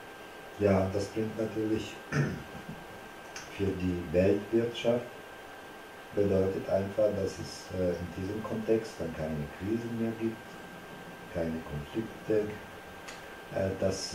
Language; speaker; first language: German; non-native, fluent; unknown